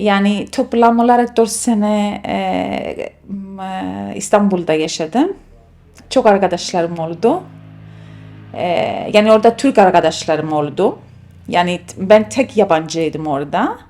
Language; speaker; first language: Turkish; non-native, fluent; Greek